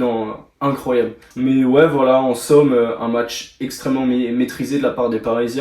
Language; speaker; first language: French; native; French